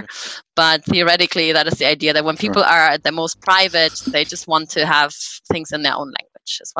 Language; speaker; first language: English; non-native, fluent; German